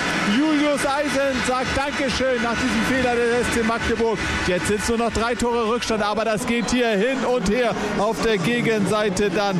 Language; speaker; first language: German; native; German